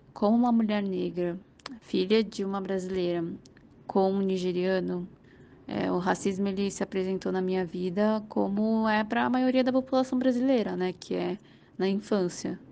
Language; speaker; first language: Portuguese; native; Portuguese